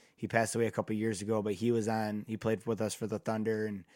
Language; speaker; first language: English; native; English